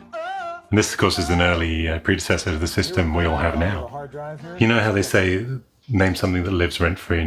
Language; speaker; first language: English; native; English